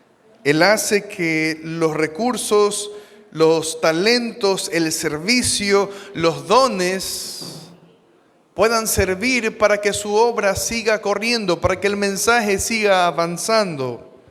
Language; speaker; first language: Spanish; native; Spanish